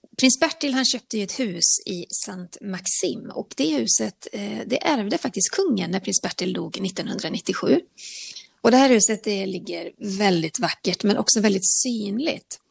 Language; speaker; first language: Swedish; native; Swedish